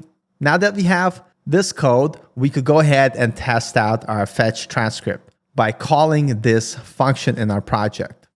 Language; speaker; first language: English; native; English